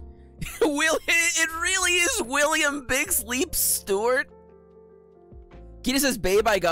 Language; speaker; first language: English; native; English